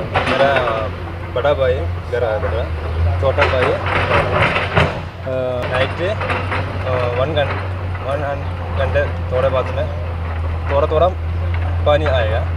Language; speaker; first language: Hindi; non-native, local second language; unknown